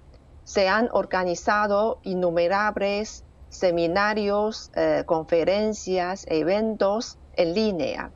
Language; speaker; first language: Spanish; non-native, fluent; Chinese